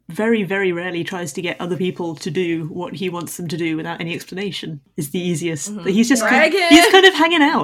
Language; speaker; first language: English; native; English